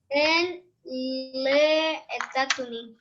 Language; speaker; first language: French; non-native, learner; Spanish